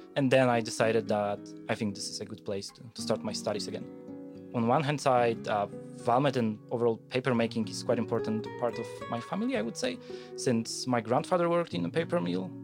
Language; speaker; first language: English; non-native, fluent; Polish